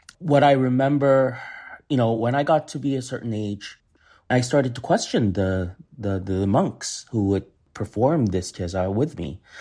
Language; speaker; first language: English; early bilingual, other home language; Korean